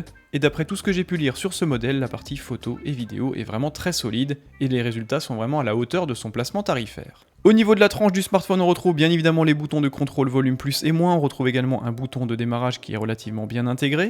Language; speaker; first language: French; native; French